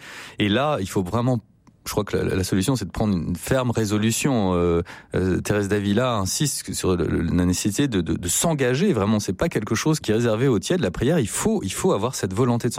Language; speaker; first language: French; native; French